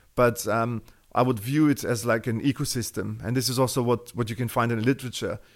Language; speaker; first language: English; non-native, fluent; German